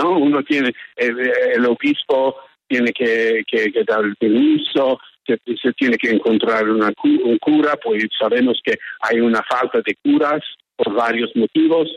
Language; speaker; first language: Spanish; early bilingual, heritage; English